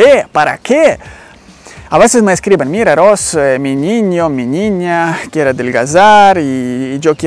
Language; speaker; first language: Spanish; non-native, learner; Ukrainian